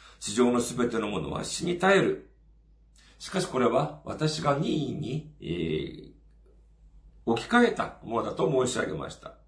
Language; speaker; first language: Japanese; non-native, fluent; Korean